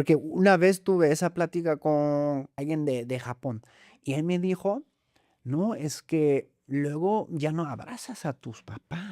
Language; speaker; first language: Spanish; non-native, fluent; German